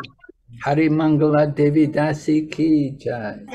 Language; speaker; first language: Chinese; non-native, learner; English